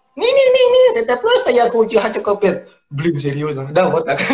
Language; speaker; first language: Russian; non-native, learner; Indonesian